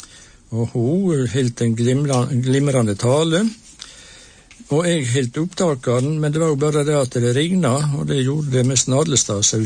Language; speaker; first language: Norwegian; native; Norwegian